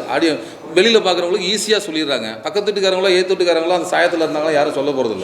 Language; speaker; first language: Tamil; native; Tamil